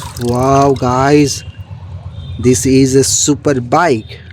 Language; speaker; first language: English; non-native, learner; Indonesian